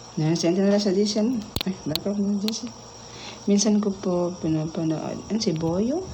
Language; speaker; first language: Filipino; non-native, local second language; Cebuano